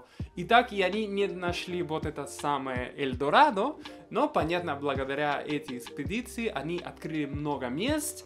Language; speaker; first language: Russian; non-native, fluent; Spanish